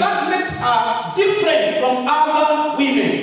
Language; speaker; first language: English; non-native, local second language; Swahili